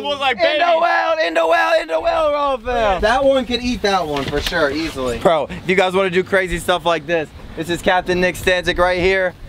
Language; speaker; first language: English; native; English